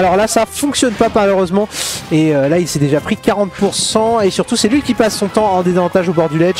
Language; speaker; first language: French; native; French